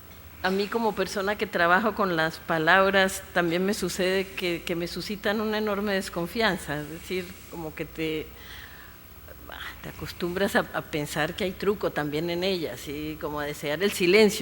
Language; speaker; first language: Spanish; native; Spanish